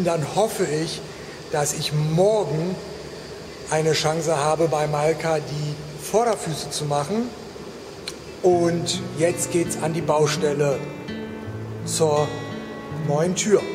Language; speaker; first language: German; native; German